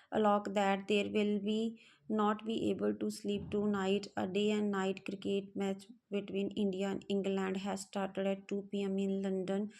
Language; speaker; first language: English; non-native, local second language; Punjabi